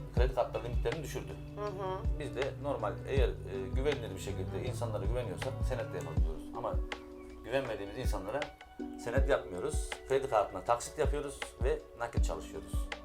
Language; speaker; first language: Turkish; native; Turkish